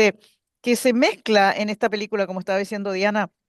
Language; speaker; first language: Spanish; native; Spanish